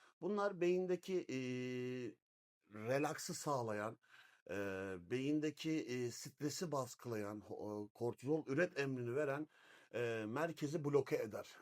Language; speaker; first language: Turkish; native; Turkish